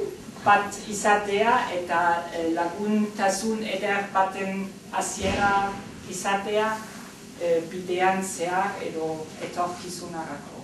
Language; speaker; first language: Basque; non-native, fluent; German